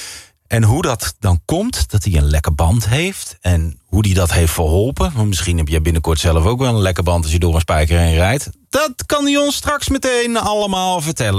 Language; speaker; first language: Dutch; native; Dutch